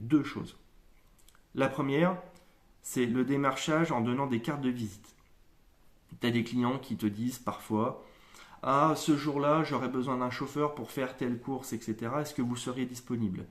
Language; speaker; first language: French; native; French